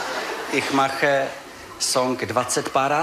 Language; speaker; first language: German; non-native, learner; Czech